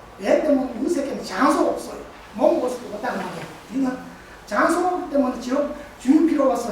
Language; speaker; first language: Korean; non-native, learner; Tibetan